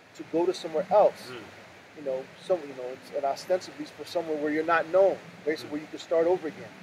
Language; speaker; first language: English; native; English